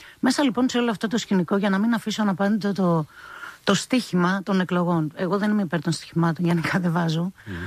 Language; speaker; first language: Greek; native; Greek